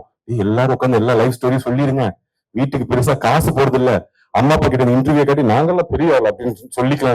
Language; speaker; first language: Tamil; native; Tamil